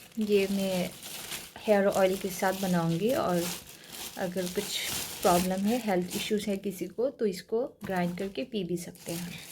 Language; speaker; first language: Hindi; non-native, local second language; Kok Borok